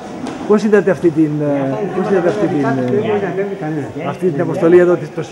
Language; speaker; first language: Greek; native; Greek